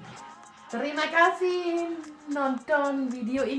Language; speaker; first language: Indonesian; non-native, learner; German